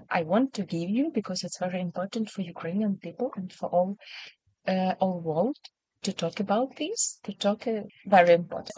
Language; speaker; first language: English; non-native, learner; Ukrainian